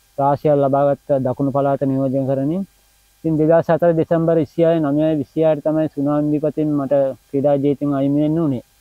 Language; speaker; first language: Sinhala; non-native, local second language; Tamil